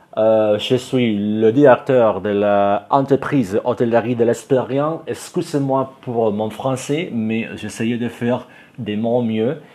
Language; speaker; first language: French; non-native, fluent; Spanish